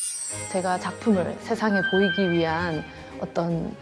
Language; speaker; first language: Korean; native; Korean